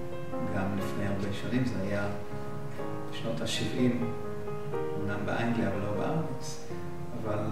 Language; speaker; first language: Hebrew; non-native, fluent; English